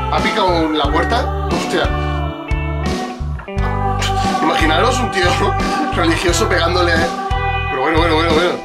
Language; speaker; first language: Spanish; native; Spanish